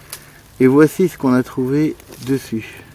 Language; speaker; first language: French; native; French